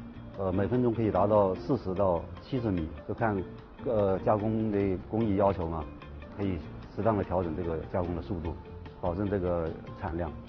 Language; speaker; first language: Chinese; native; Chinese